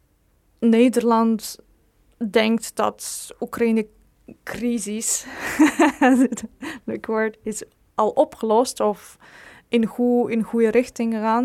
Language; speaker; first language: Dutch; non-native, fluent; Ukrainian